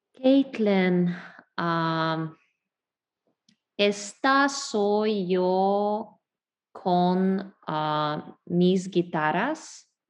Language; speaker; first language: Spanish; non-native, learner; English